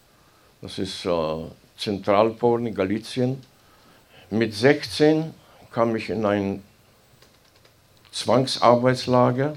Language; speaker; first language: German; non-native, fluent; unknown